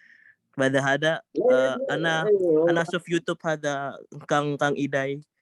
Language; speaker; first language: Arabic; non-native, learner; Indonesian